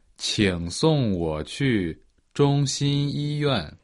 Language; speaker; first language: Chinese; non-native, learner; Portuguese